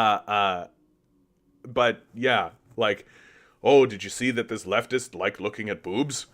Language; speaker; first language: English; native; English